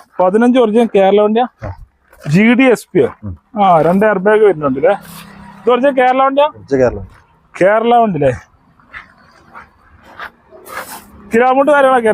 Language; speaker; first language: Malayalam; native; Malayalam